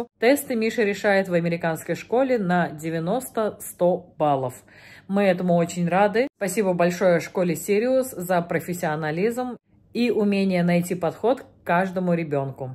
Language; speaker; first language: Russian; native; Russian